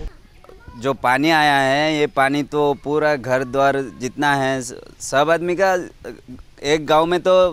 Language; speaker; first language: Hindi; non-native, local second language; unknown